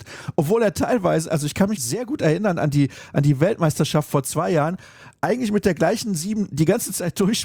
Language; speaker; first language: German; native; German